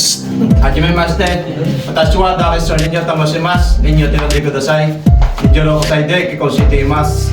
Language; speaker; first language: Japanese; non-native, learner; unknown